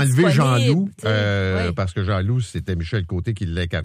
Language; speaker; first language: French; native; French